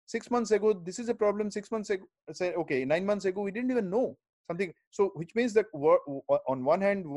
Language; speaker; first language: English; non-native, local second language; Bangla